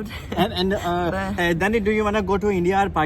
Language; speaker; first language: English; non-native, learner; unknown